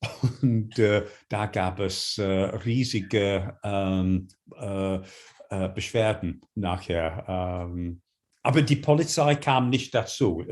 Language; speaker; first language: German; non-native, fluent; English